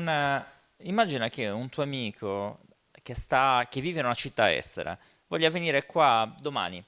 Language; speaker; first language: Italian; native; Italian